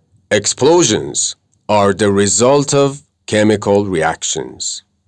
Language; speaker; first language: English; non-native, fluent; Persian